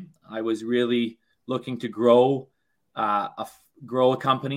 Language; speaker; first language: English; native; English